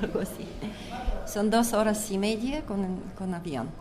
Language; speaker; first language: Spanish; non-native, learner; Bulgarian